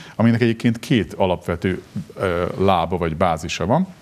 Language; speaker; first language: Hungarian; native; Hungarian